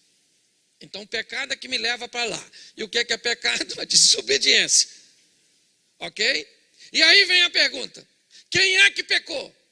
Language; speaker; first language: Portuguese; native; Portuguese